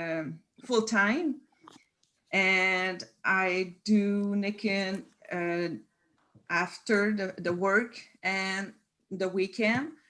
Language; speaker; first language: English; non-native, learner; French